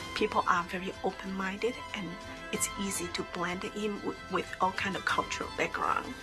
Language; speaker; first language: English; non-native, fluent; Chinese